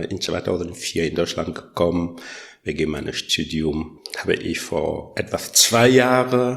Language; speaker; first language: German; non-native, learner; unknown